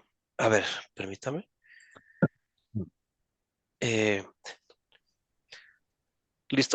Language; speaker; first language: Spanish; native; Spanish